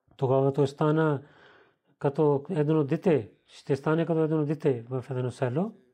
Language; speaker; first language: Bulgarian; non-native, learner; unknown